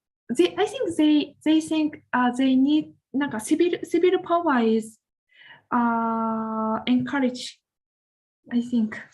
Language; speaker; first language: English; non-native, learner; Japanese